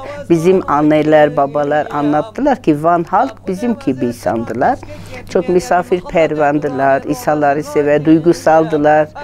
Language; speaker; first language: Turkish; non-native, learner; Armenian